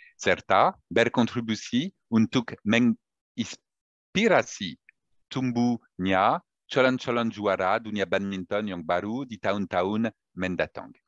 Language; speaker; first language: Indonesian; non-native, learner; French